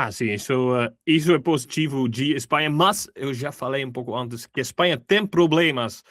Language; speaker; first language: Portuguese; non-native, fluent; Dutch